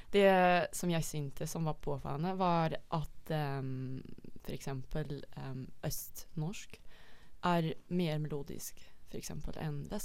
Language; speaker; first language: Norwegian; non-native, fluent; Dutch